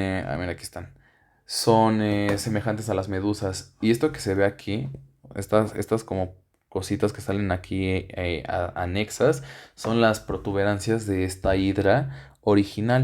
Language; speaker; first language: Spanish; native; Spanish